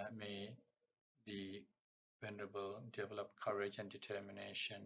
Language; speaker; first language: English; non-native, local second language; Sinhala